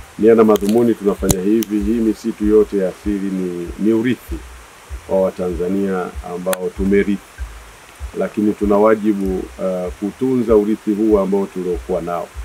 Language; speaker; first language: Swahili; native; Swahili